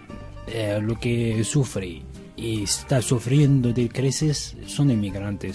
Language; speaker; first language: Spanish; non-native, learner; Arabic